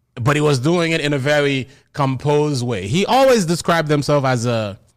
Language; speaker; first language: English; non-native, fluent; Haitian Creole